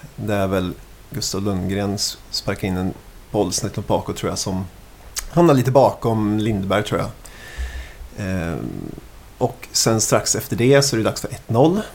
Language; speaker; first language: Swedish; native; Swedish